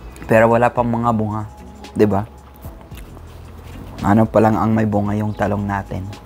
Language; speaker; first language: Filipino; non-native, fluent; English